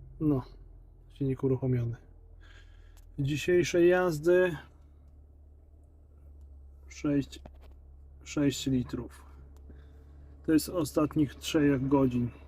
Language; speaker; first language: Polish; native; Polish